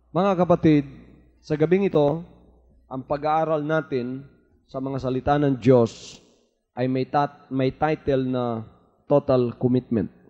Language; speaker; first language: Filipino; non-native, local second language; Cebuano